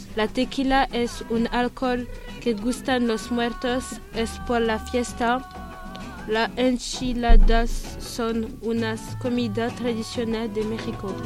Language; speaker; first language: Spanish; non-native, learner; French